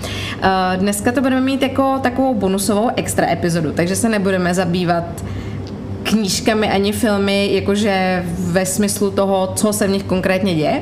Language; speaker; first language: Czech; native; Czech